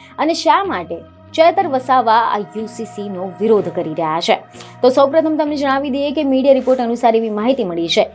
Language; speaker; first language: Gujarati; native; Gujarati